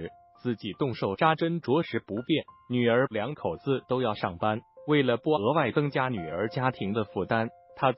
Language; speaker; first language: Chinese; native; Chinese